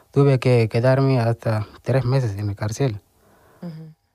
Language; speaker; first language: Spanish; non-native, learner; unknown